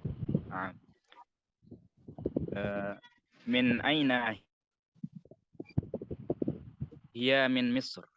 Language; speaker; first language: Arabic; non-native, learner; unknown